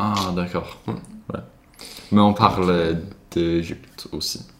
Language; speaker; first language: French; non-native, learner; Swedish